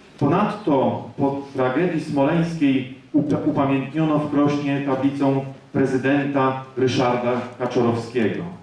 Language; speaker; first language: Polish; native; Polish